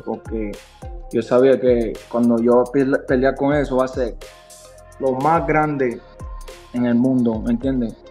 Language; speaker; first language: Spanish; early bilingual, heritage; Spanish